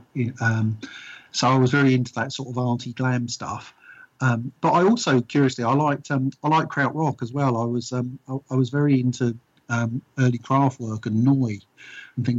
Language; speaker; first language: English; native; English